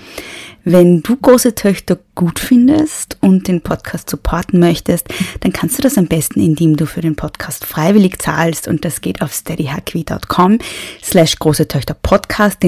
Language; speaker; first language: German; native; German